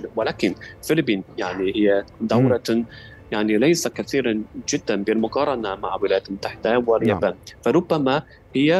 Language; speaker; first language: Arabic; non-native, fluent; Chinese